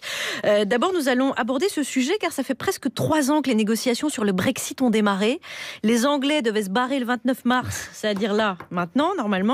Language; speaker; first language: French; native; French